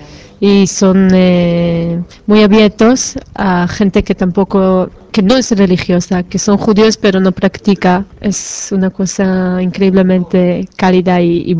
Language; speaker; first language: Spanish; non-native, fluent; Hebrew